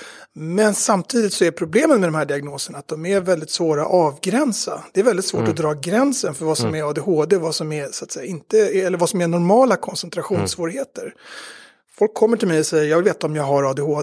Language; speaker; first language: Swedish; native; Swedish